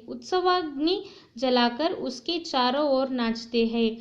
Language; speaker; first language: Hindi; non-native, local second language; Kannada